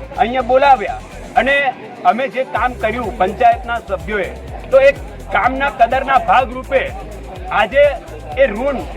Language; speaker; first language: Gujarati; native; Gujarati